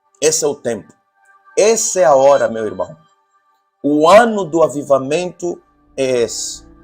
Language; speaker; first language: Portuguese; native; Portuguese